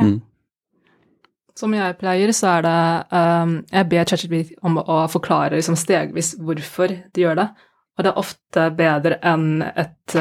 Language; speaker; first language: Norwegian; non-native, fluent; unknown